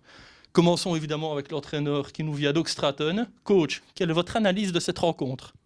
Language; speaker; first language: French; native; French